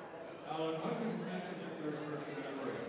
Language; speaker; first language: English; native; English